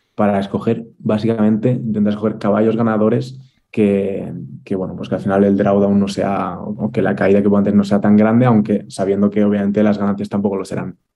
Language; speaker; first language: Spanish; native; Spanish